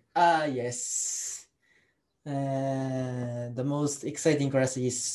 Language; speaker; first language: English; non-native, learner; Japanese